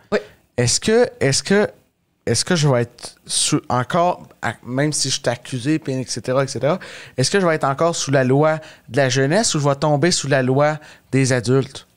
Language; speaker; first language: French; native; French